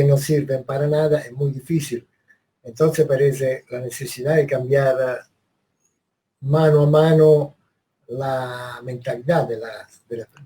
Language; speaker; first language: Spanish; non-native, fluent; Italian